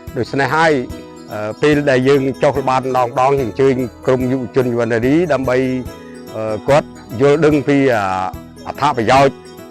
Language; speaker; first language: Khmer; non-native, local second language; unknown